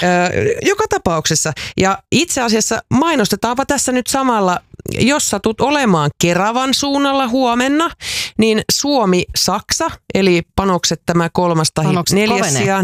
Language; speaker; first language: Finnish; native; Finnish